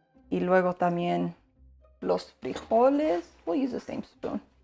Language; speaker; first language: Spanish; early bilingual, heritage; Spanish